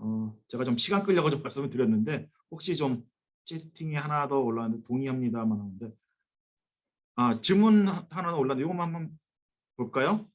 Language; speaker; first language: Korean; native; Korean